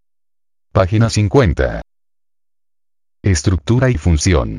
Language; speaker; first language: Spanish; native; Spanish